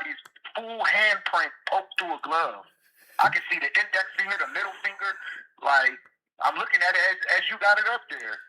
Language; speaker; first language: English; native; English